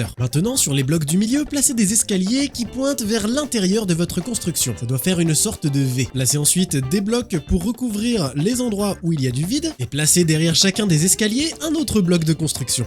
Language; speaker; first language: French; native; French